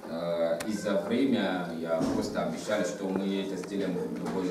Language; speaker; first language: Russian; non-native, fluent; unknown